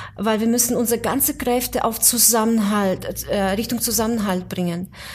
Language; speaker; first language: German; non-native, fluent; Ukrainian